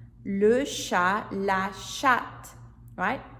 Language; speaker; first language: French; non-native, fluent; English